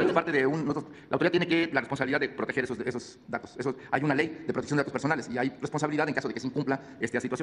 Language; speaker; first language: Spanish; native; Spanish